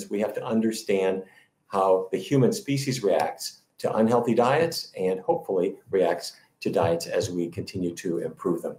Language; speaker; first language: English; native; English